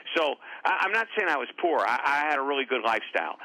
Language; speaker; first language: English; native; English